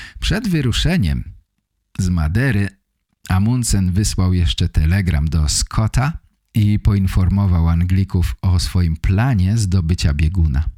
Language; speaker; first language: Polish; native; Polish